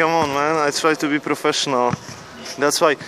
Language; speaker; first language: English; non-native, learner; Polish